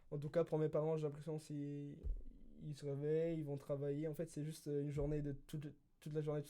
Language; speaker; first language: French; early bilingual, other home language; Spanish